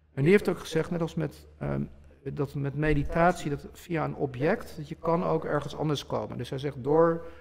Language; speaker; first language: Dutch; early bilingual, other home language; Polish